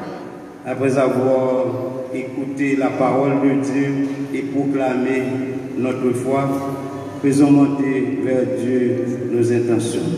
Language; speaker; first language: French; non-native, local second language; Haitian Creole